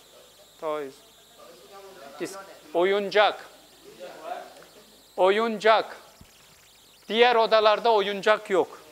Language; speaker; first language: Turkish; non-native, fluent; Urdu